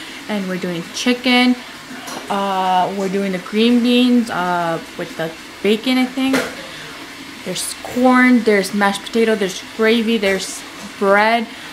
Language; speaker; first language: English; early bilingual, other home language; Spanish